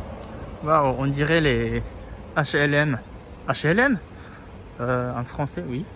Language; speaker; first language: French; non-native, fluent; Japanese